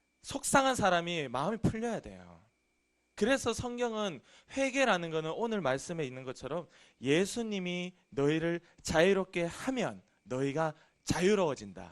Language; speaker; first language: Korean; native; Korean